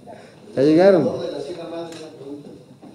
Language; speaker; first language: Spanish; native; Spanish